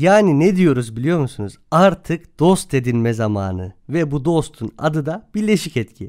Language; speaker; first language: Turkish; native; Turkish